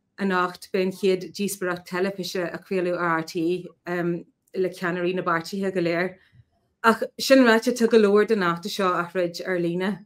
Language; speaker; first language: Irish; native; Irish